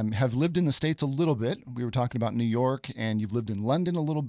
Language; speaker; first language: English; native; English